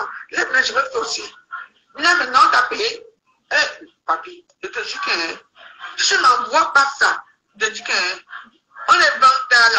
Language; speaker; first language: French; native; French